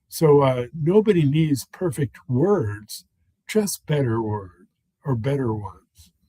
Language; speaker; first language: English; native; English